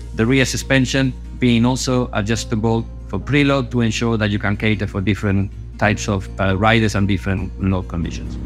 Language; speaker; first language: English; non-native, fluent; Spanish